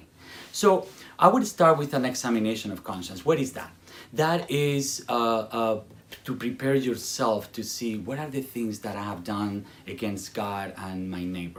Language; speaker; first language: English; non-native, fluent; Spanish